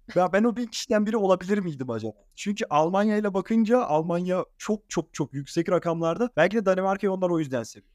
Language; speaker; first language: Turkish; native; Turkish